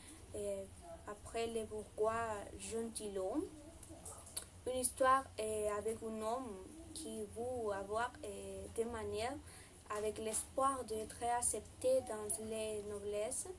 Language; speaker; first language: French; non-native, learner; Spanish